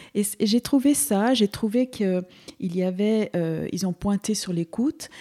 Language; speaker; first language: French; native; French